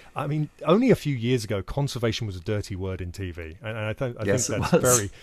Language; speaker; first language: English; native; English